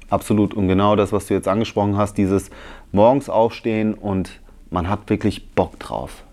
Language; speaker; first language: German; early bilingual, other home language; Italian